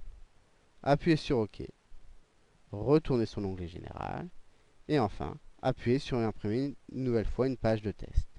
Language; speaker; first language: French; native; French